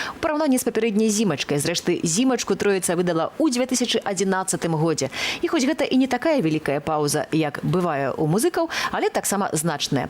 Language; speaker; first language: Belarusian; native; Belarusian